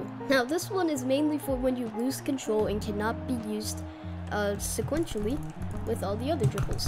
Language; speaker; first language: English; native; English